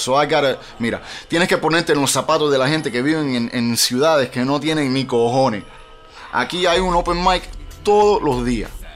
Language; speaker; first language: Spanish; early bilingual, heritage; Spanish